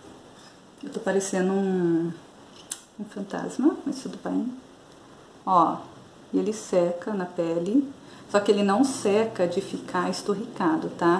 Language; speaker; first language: Portuguese; native; Portuguese